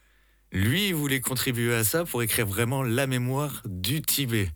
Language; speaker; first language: French; native; French